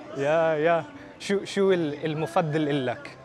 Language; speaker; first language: Arabic; non-native, learner; English